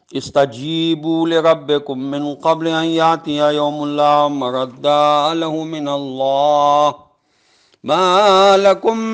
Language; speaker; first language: Arabic; non-native, fluent; Urdu